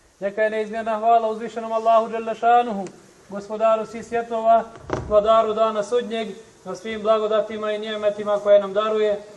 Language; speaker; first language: Bosnian; native; Bosnian